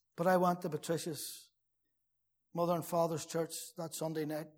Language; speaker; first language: English; native; English